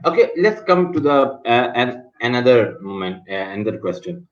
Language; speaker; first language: English; non-native, local second language; Urdu